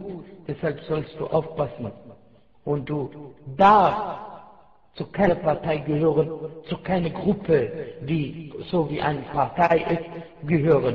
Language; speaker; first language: German; non-native, fluent; Arabic